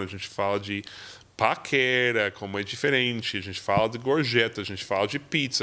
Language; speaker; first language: Portuguese; non-native, fluent; English